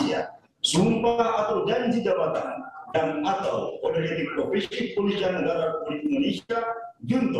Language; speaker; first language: Indonesian; native; Indonesian